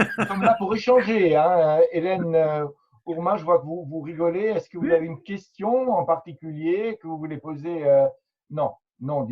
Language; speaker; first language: French; native; French